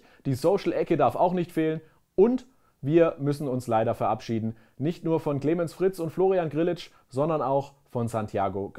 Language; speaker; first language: German; native; German